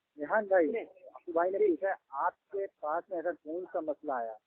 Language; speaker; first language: Hindi; native; Hindi